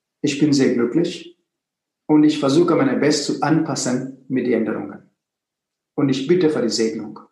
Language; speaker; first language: German; non-native, fluent; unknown